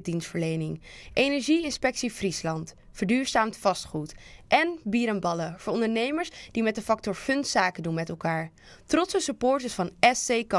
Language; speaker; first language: Dutch; native; Dutch